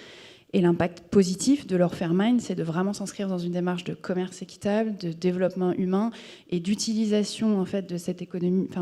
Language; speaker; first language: French; native; French